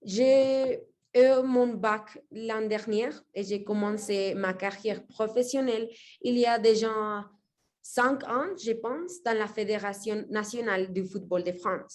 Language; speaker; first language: French; non-native, fluent; Spanish